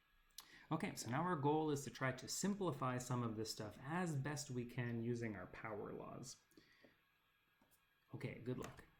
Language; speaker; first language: English; native; English